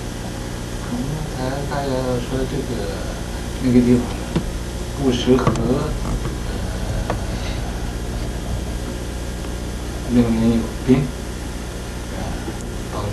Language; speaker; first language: Chinese; native; Chinese